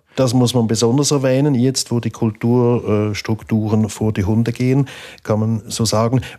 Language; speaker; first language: German; native; German